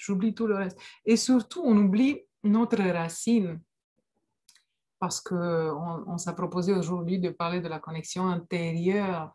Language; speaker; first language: French; non-native, fluent; Romanian